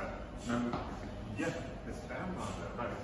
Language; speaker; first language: Swedish; native; Swedish